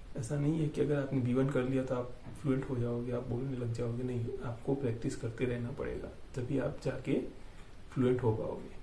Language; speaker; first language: Hindi; native; Hindi